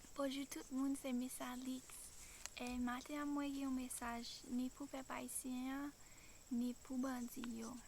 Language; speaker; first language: Haitian Creole; non-native, fluent; English